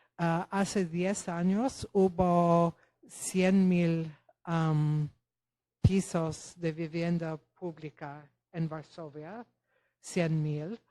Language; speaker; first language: Spanish; non-native, fluent; Polish